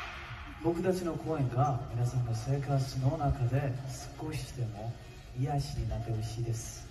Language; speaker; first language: Japanese; non-native, learner; Korean